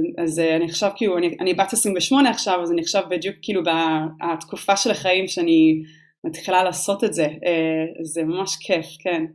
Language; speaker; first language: Hebrew; non-native, fluent; English